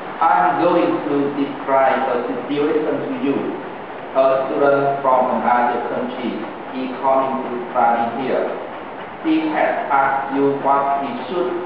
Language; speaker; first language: English; non-native, learner; Vietnamese